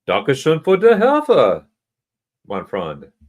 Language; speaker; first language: German; non-native, learner; English